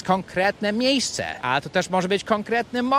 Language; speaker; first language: Polish; early bilingual, heritage; Polish